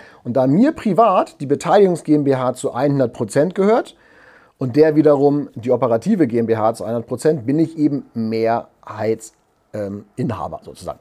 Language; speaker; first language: German; native; German